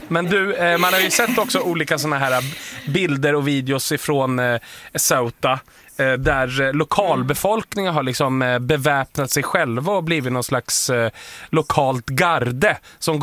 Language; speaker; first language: Swedish; native; Swedish